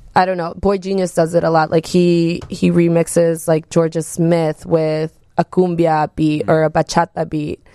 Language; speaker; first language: English; early bilingual, other home language; Spanish